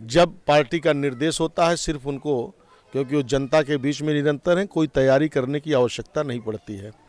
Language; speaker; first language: Hindi; native; Hindi